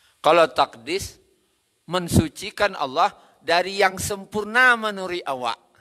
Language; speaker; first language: Malay; non-native, local second language; Minangkabau